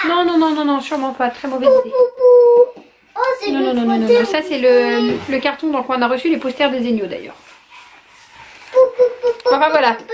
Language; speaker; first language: French; native; French